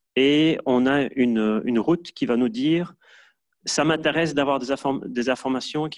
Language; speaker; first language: French; native; French